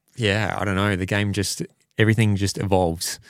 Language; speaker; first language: English; native; English